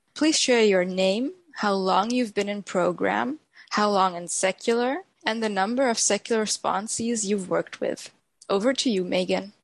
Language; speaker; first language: English; non-native, fluent; German